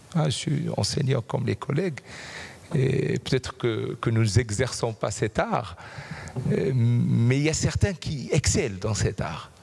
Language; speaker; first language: French; non-native, local second language; Arabic